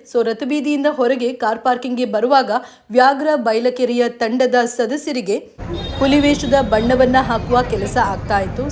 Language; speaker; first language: Kannada; non-native, local second language; Konkani